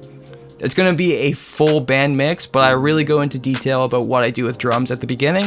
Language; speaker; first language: English; native; English